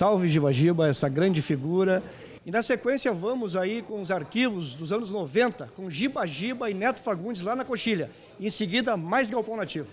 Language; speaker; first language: Portuguese; native; Portuguese